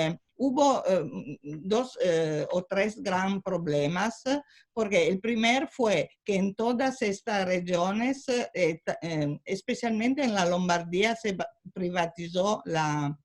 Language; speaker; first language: Spanish; non-native, fluent; Italian